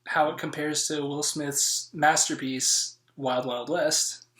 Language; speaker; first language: English; native; English